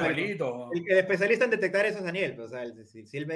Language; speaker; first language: Spanish; native; Spanish